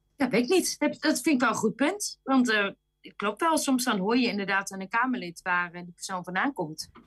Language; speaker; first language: Dutch; native; Dutch